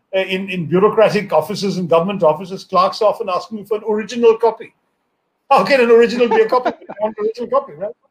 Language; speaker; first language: English; non-native, local second language; Malayalam